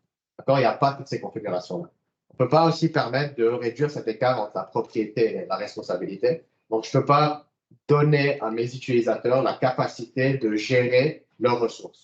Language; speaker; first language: French; native; French